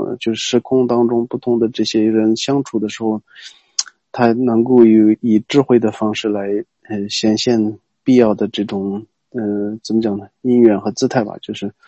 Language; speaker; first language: Chinese; non-native, local second language; Tibetan